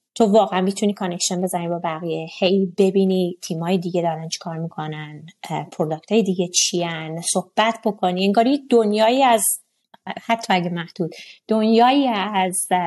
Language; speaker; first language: Persian; non-native, local second language; Azerbaijani